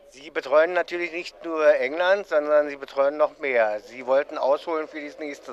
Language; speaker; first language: German; native; German